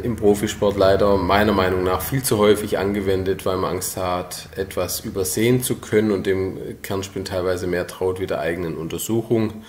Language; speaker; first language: German; native; German